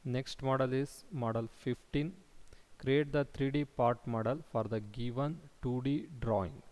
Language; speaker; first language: English; non-native, local second language; Kannada